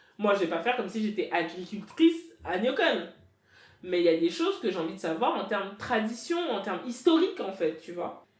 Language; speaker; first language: French; early bilingual, other home language; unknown